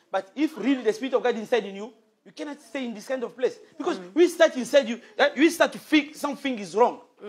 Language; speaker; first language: English; non-native, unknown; Lingala